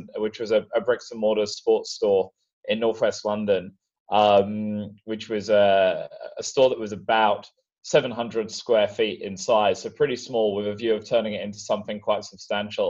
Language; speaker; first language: English; native; English